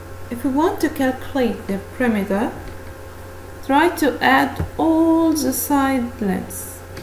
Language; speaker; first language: English; non-native, fluent; Arabic